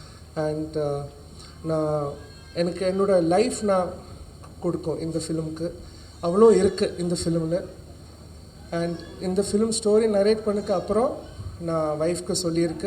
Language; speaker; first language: Tamil; non-native, learner; Malayalam